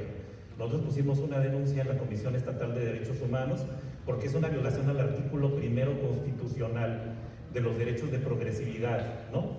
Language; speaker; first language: Spanish; native; Spanish